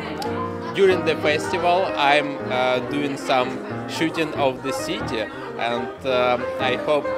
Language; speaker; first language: English; non-native, fluent; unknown